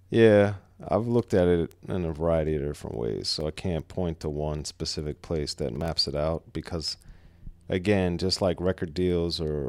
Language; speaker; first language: English; native; English